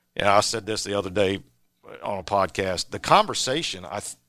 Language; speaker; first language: English; native; English